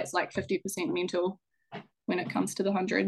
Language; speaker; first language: English; native; English